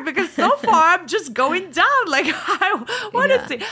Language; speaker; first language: English; non-native, fluent; Russian